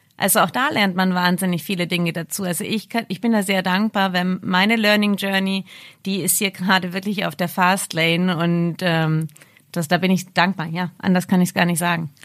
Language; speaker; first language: German; native; German